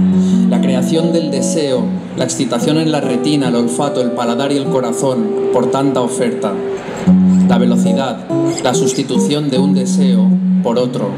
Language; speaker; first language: Spanish; native; Spanish